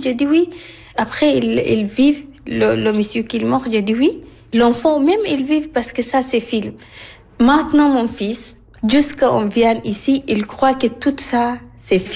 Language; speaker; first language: French; non-native, learner; Arabic